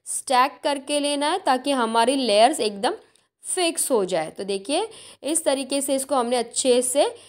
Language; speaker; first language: Hindi; non-native, local second language; Marathi